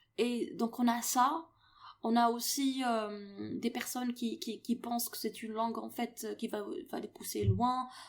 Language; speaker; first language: French; non-native, local second language; Arabic